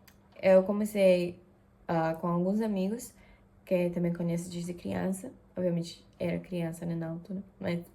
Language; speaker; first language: Portuguese; non-native, fluent; Japanese